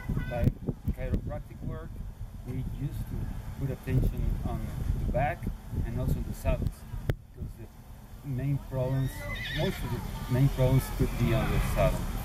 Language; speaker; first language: English; non-native, fluent; Spanish